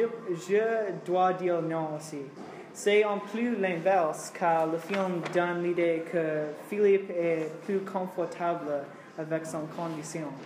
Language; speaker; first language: French; non-native, learner; English